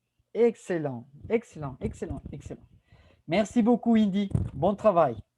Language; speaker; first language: French; non-native, fluent; Spanish